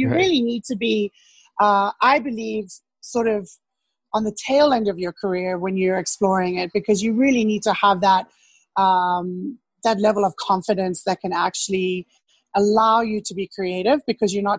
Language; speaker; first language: English; native; English